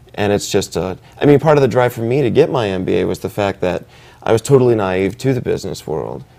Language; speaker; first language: English; native; English